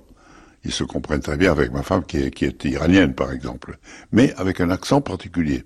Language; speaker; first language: French; native; French